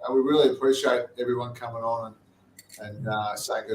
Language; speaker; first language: English; native; English